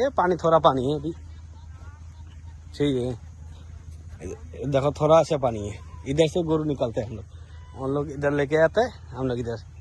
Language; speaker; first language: Hindi; non-native, learner; Bangla